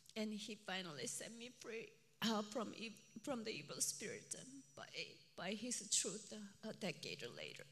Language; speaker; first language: English; non-native, fluent; Korean